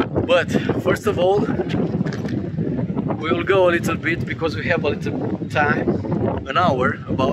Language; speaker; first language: English; non-native, fluent; Romanian